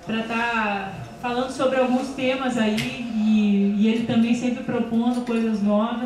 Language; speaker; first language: Portuguese; native; Portuguese